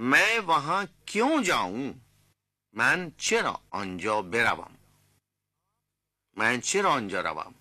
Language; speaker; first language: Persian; non-native, fluent; Urdu